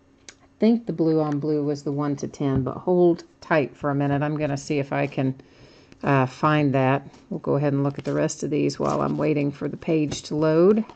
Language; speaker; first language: English; native; English